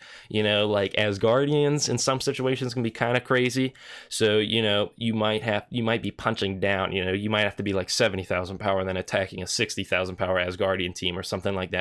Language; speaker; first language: English; native; English